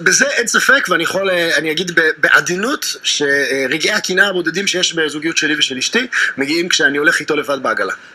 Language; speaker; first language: Hebrew; native; Hebrew